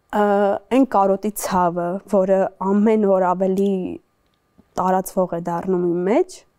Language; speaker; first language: Armenian; native; Armenian